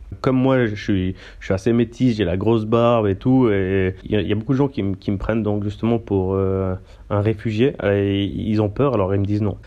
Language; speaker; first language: French; early bilingual, other home language; Turkish